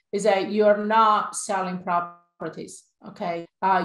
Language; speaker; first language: English; non-native, fluent; Italian